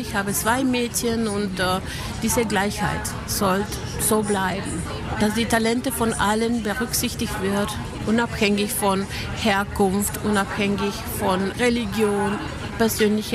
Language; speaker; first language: German; non-native, fluent; Spanish